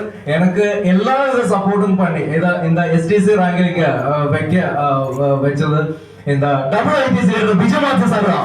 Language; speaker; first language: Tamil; non-native, learner; Malayalam